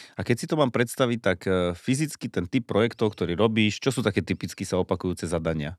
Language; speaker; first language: Slovak; native; Slovak